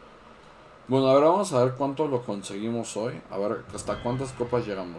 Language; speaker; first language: Spanish; native; Spanish